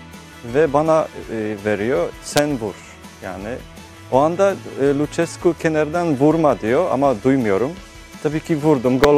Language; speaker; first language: Turkish; early bilingual, heritage; Turkish